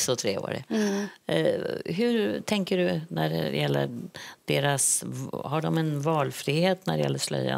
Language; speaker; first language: Swedish; native; Swedish